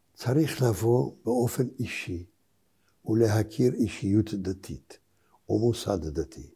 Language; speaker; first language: Hebrew; early bilingual, other home language; Polish